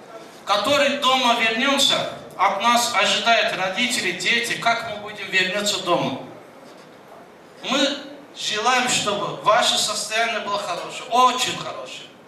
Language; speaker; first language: Russian; non-native, fluent; Azerbaijani